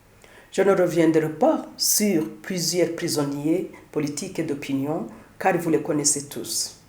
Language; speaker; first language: French; non-native, local second language; Kinyarwanda